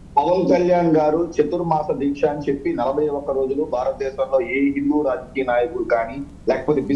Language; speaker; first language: Telugu; native; Telugu